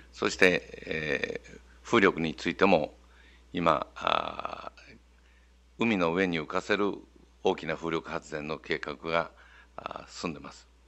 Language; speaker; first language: Japanese; native; Japanese